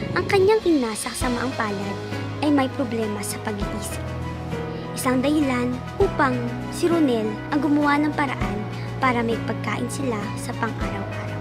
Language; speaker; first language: Filipino; native; Filipino